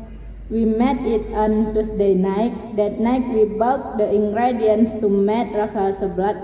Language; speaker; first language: English; non-native, learner; Indonesian